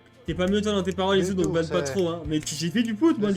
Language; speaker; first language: French; native; French